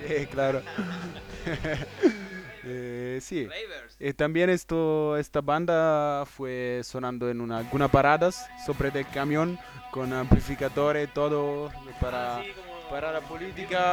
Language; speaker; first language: Spanish; non-native, learner; Italian